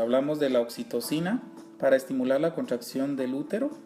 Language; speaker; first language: Spanish; native; Spanish